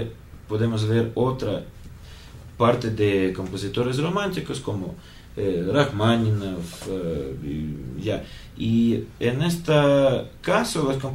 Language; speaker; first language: Spanish; non-native, learner; Russian